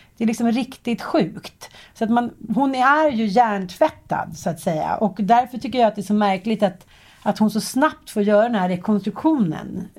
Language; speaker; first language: Swedish; native; Swedish